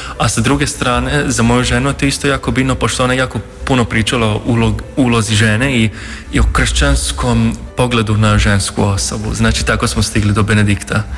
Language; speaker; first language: Bosnian; non-native, local second language; Hungarian